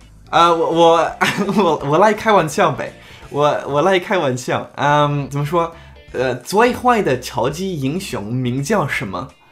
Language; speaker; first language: Chinese; non-native, learner; Czech